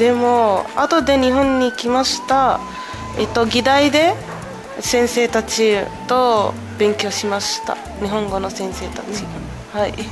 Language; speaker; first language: Japanese; non-native, learner; Arabic